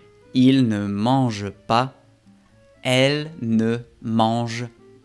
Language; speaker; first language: French; non-native, fluent; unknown